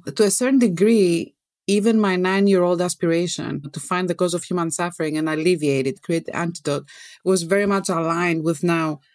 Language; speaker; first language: English; non-native, fluent; Greek